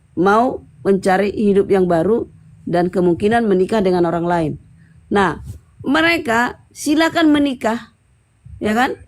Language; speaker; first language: Indonesian; native; Indonesian